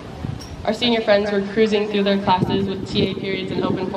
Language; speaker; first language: English; native; English